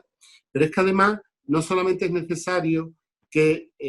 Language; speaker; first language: Spanish; native; Spanish